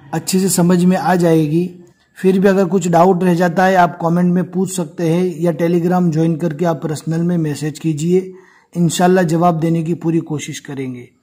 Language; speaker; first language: Urdu; native; Urdu